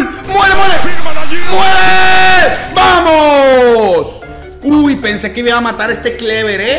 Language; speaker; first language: Spanish; native; Spanish